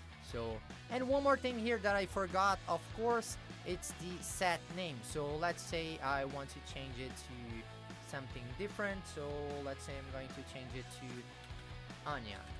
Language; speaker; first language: English; non-native, fluent; Portuguese